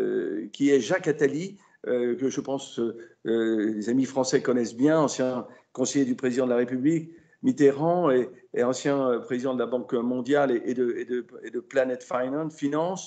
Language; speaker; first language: French; native; French